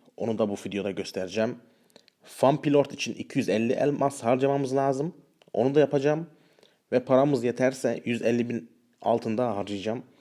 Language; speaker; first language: Turkish; early bilingual, heritage; Turkish